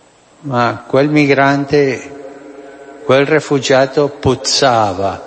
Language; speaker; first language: Italian; non-native, fluent; Spanish